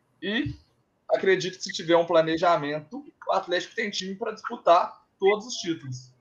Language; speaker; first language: Portuguese; native; Portuguese